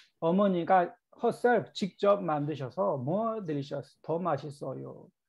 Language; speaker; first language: Korean; native; Korean